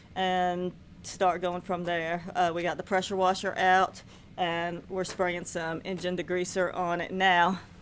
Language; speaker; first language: English; native; English